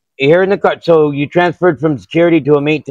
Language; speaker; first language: English; native; English